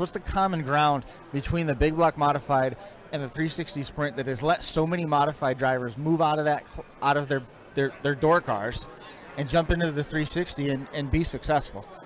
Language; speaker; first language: English; native; English